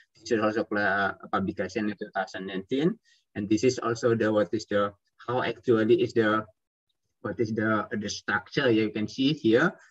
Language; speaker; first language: English; non-native, fluent; Indonesian